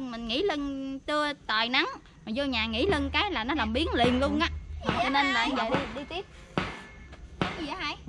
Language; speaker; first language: Vietnamese; native; Vietnamese